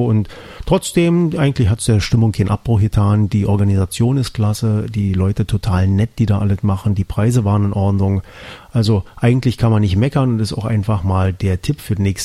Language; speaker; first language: German; native; German